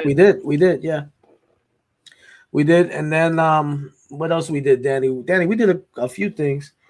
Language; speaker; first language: English; native; English